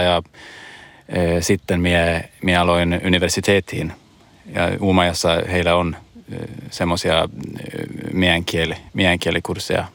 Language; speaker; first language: Finnish; non-native, learner; Swedish